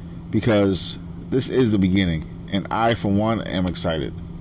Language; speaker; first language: English; native; English